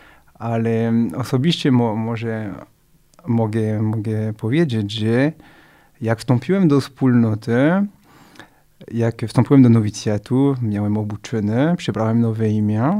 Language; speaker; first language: Polish; non-native, fluent; French